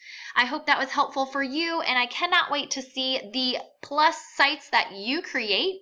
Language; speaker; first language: English; native; English